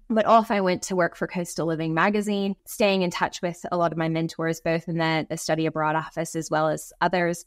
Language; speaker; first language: English; native; English